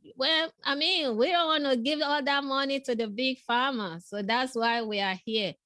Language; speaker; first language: English; non-native, local second language; Yoruba